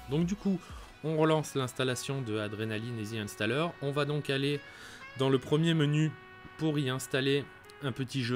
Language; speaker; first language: French; native; French